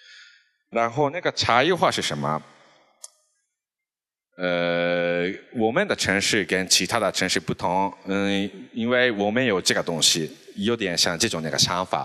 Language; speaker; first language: Chinese; non-native, fluent; Japanese